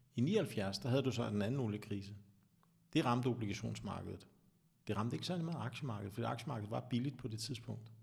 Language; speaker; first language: Danish; native; Danish